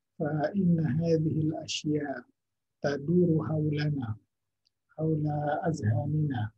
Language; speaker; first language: Arabic; non-native, fluent; Indonesian